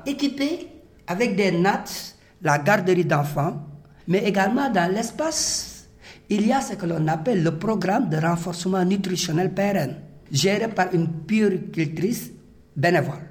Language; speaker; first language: French; non-native, local second language; Wolof